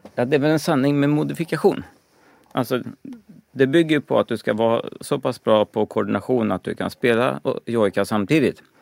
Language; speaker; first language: Swedish; native; Swedish